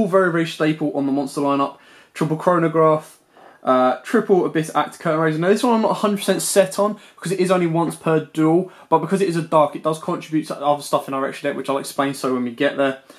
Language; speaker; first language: English; native; English